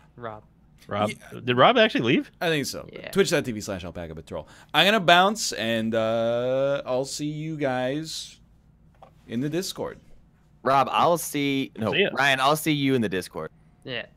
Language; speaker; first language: English; native; English